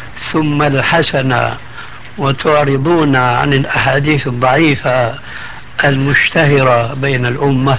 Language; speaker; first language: Arabic; native; Arabic